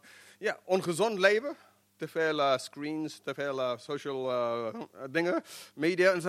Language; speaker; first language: Dutch; non-native, fluent; English